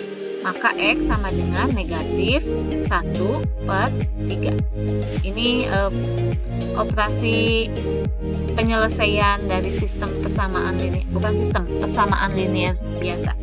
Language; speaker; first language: Indonesian; native; Indonesian